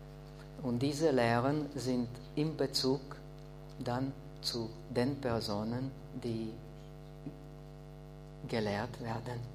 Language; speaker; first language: German; non-native, fluent; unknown